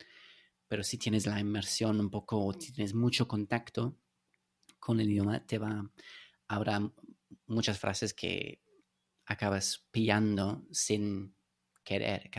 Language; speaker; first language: Spanish; non-native, fluent; English